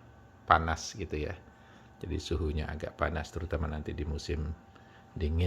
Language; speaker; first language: Indonesian; native; Indonesian